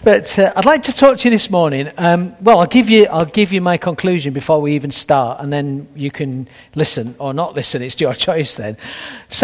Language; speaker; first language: English; native; English